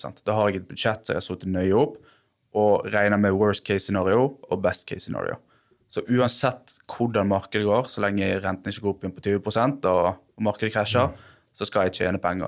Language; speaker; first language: Norwegian; native; Norwegian